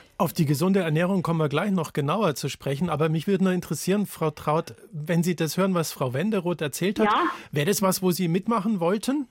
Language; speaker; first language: German; native; German